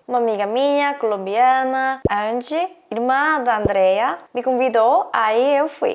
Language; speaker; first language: Portuguese; non-native, fluent; Korean